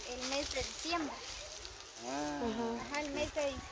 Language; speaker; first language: Spanish; native; Spanish